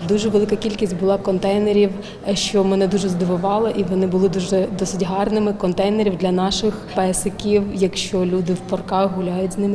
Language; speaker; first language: Ukrainian; native; Ukrainian